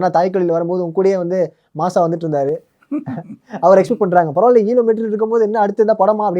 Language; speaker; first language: Tamil; native; Tamil